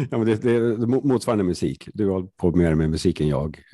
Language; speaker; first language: Swedish; native; Swedish